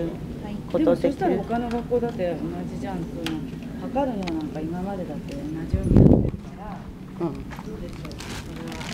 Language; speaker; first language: Japanese; native; Japanese